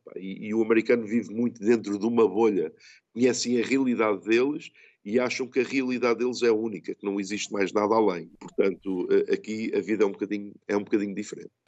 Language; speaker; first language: Portuguese; early bilingual, heritage; Portuguese